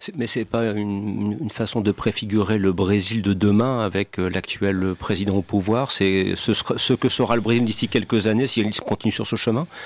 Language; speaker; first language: French; native; French